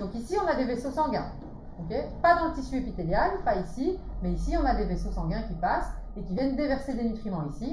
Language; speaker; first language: French; native; French